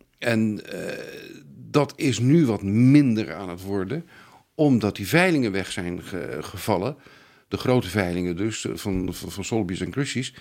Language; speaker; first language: Dutch; native; Dutch